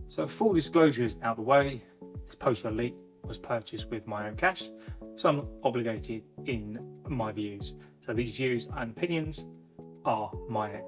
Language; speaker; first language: English; native; English